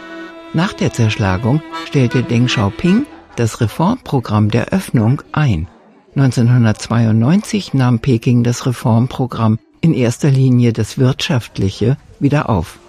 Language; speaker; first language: German; native; German